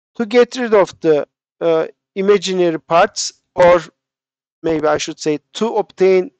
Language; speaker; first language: English; non-native, fluent; Turkish